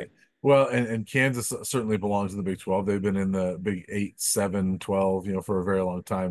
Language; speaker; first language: English; native; English